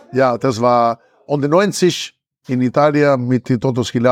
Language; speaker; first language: German; non-native, learner; Italian